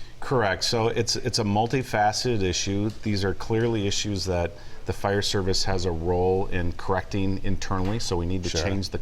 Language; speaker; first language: English; native; English